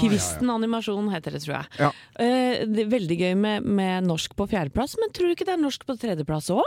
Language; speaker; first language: Norwegian; native; Norwegian